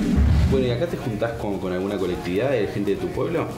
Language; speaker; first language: Spanish; native; Spanish